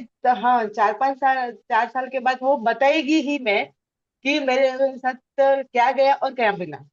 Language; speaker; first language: Hindi; non-native, local second language; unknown